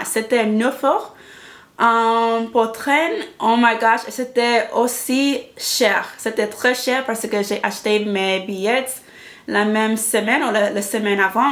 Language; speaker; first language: French; non-native, learner; English